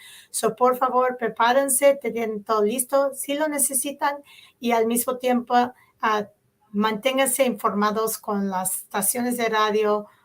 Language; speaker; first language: Spanish; early bilingual, heritage; Spanish